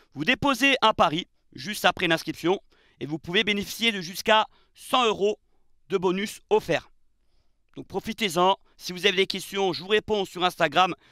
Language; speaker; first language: French; native; French